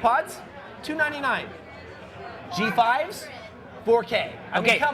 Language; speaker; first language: English; native; English